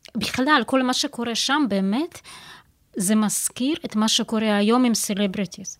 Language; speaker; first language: Hebrew; non-native, fluent; Russian